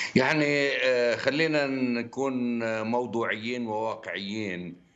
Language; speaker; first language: Arabic; native; Arabic